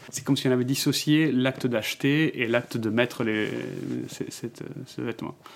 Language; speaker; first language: French; non-native, fluent; Spanish